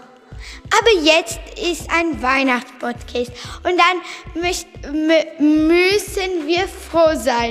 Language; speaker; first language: German; non-native, learner; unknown